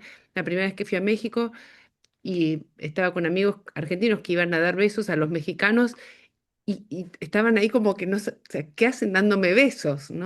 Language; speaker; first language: Spanish; native; Spanish